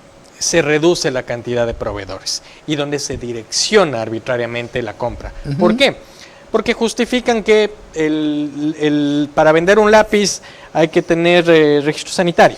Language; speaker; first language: Spanish; native; Spanish